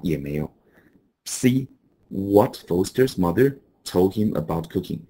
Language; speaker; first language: English; non-native, fluent; Chinese